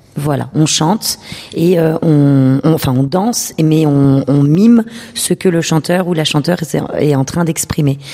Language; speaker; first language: French; early bilingual, other home language; Urdu